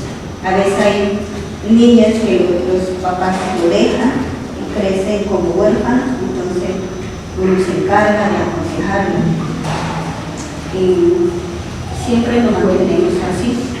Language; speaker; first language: Spanish; non-native, local second language; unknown